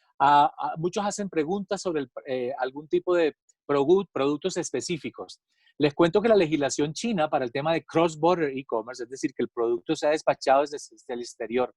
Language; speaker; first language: Spanish; native; Spanish